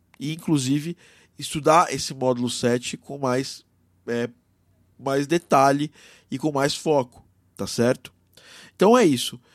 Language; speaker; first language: Portuguese; native; Portuguese